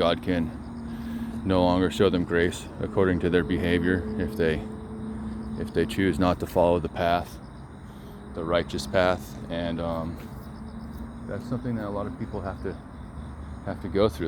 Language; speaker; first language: English; native; English